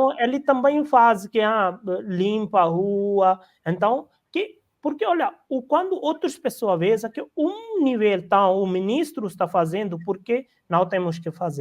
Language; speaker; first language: Portuguese; non-native, learner; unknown